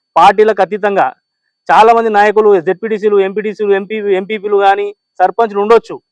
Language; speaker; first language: Telugu; non-native, local second language; Lambadi